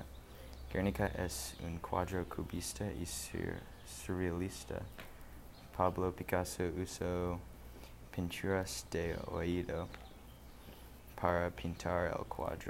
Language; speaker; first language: Spanish; non-native, learner; English